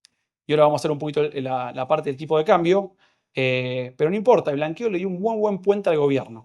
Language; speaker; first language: Spanish; native; Spanish